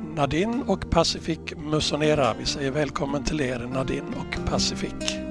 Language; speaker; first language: Swedish; early bilingual, other home language; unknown